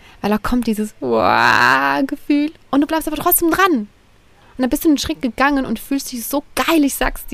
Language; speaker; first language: German; native; German